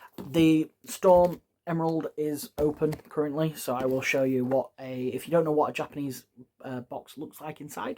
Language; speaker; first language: English; native; English